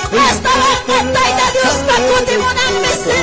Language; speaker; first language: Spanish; non-native, local second language; Quechua